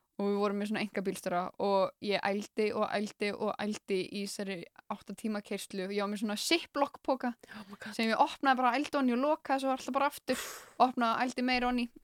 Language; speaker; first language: Icelandic; native; Icelandic